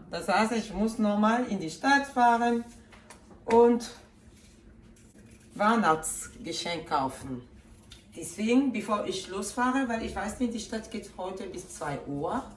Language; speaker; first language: German; non-native, fluent; Lingala